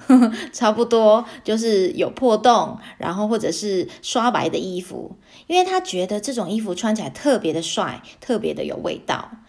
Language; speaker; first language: Chinese; native; Chinese